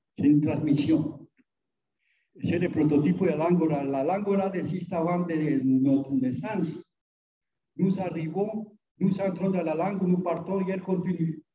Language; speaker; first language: French; non-native, fluent; Spanish